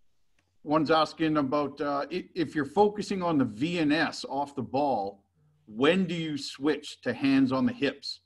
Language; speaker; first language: English; native; English